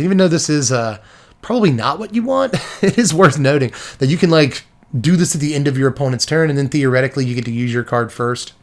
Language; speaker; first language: English; native; English